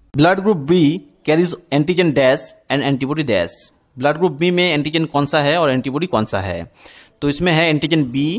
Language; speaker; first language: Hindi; non-native, local second language; Bangla